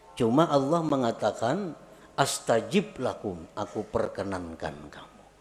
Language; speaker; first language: Indonesian; non-native, local second language; Banjar